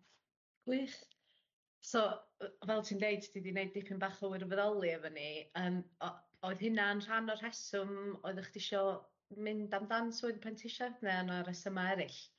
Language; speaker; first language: Welsh; native; Welsh